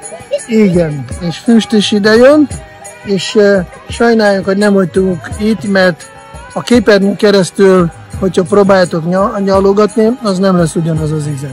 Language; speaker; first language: Hungarian; non-native, fluent; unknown